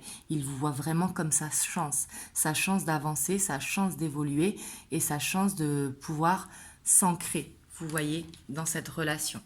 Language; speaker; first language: French; native; French